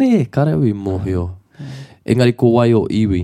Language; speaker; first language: Māori; non-native, local second language; English